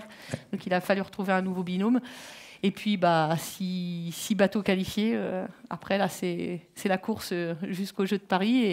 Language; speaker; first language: French; native; French